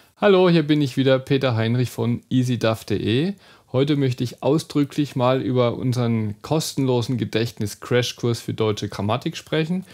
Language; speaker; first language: German; native; German